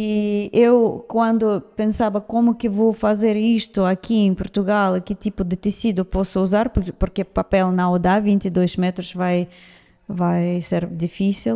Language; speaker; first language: Portuguese; non-native, fluent; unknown